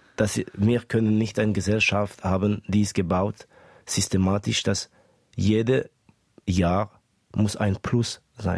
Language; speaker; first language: German; early bilingual, other home language; Estonian